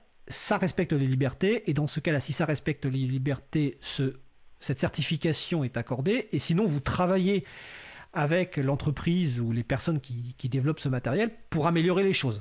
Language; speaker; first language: French; native; French